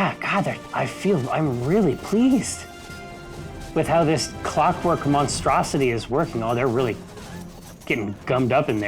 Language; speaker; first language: English; native; English